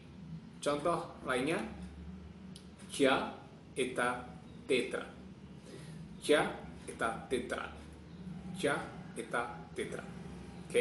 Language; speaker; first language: Indonesian; non-native, local second language; Javanese